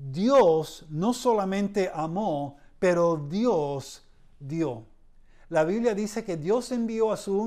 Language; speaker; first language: Spanish; early bilingual, heritage; Spanish